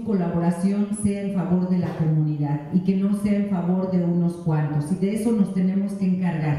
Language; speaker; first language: Spanish; native; Spanish